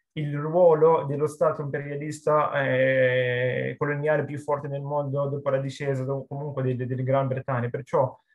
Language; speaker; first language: Italian; non-native, fluent; Arabic